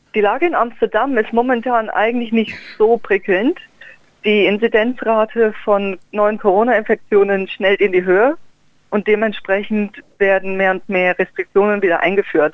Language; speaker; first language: German; native; German